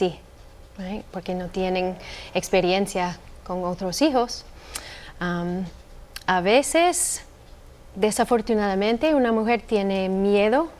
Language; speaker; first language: Spanish; non-native, fluent; English